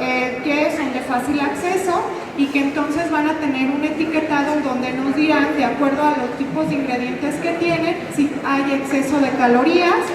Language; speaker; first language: Spanish; native; Spanish